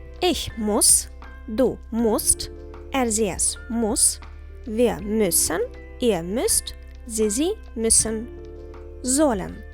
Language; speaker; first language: German; non-native, fluent; Ukrainian